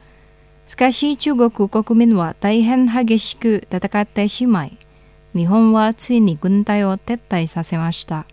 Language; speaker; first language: Japanese; non-native, fluent; Indonesian